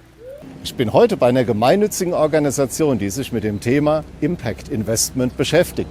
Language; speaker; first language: German; native; German